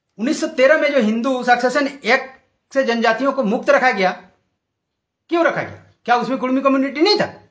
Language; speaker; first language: Hindi; non-native, local second language; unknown